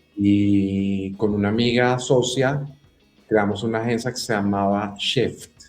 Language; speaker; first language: Spanish; native; Spanish